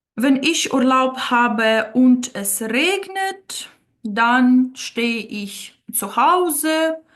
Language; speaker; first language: German; non-native, fluent; Ukrainian